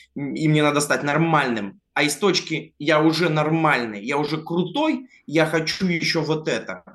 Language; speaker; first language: Russian; native; Russian